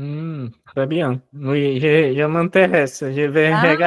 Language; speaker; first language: French; non-native, fluent; Portuguese